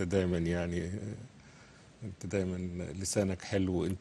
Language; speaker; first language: Arabic; native; Arabic